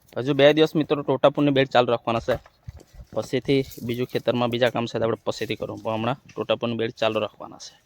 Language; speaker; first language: Gujarati; native; Gujarati